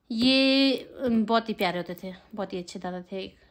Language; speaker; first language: Hindi; native; Hindi